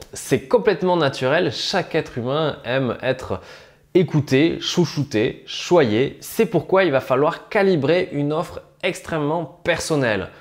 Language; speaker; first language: French; native; French